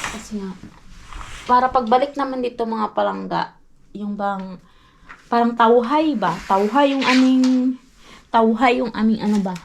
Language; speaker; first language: Filipino; non-native, local second language; Cebuano